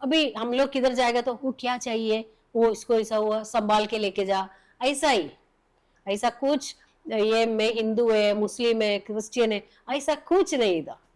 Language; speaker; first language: Hindi; non-native, local second language; Malayalam